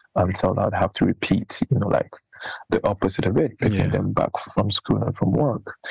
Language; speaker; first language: English; non-native, local second language; Akan